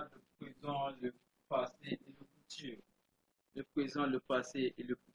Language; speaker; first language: French; non-native, fluent; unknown